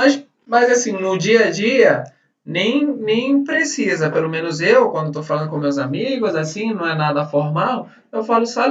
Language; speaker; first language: Portuguese; non-native, fluent; Spanish